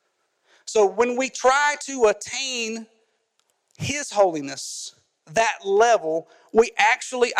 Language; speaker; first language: English; native; English